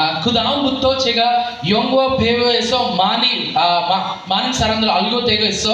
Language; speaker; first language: Korean; non-native, learner; Telugu